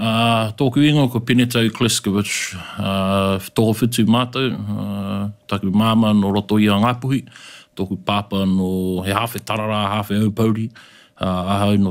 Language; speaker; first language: Māori; non-native, local second language; English